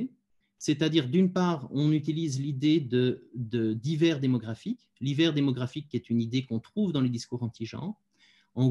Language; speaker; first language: French; native; French